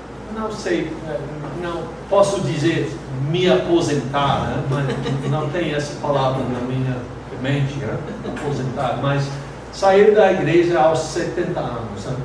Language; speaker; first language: Portuguese; non-native, fluent; English